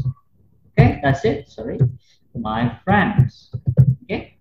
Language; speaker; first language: English; non-native, fluent; Vietnamese